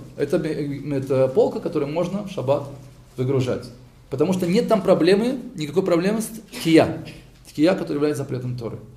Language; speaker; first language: Russian; early bilingual, heritage; Hebrew